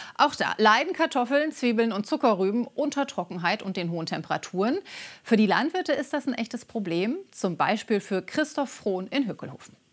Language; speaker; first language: German; native; German